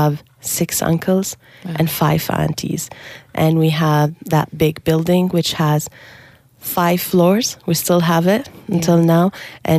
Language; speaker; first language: English; non-native, fluent; Arabic